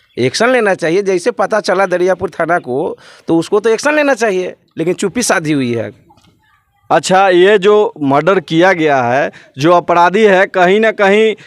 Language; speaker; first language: Hindi; native; Hindi